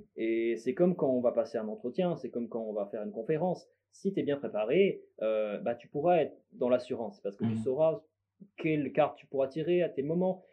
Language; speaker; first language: French; native; French